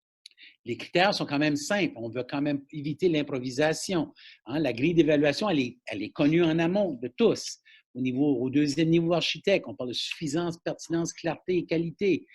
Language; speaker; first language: French; native; French